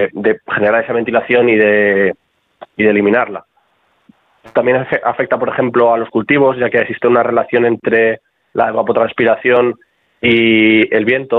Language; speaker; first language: Spanish; native; Spanish